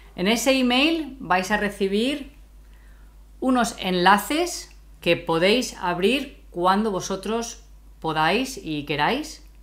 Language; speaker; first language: Spanish; native; Spanish